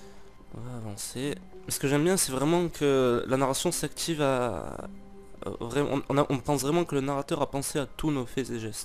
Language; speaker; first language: French; native; French